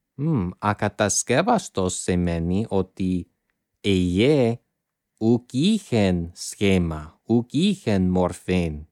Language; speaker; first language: Greek; non-native, fluent; English